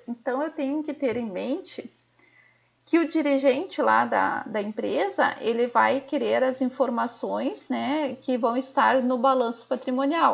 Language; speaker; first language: Portuguese; native; Portuguese